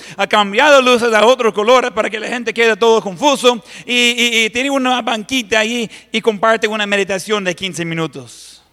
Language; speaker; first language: Spanish; non-native, fluent; English